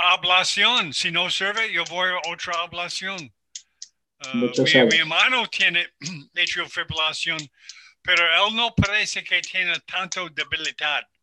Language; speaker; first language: Spanish; non-native, learner; English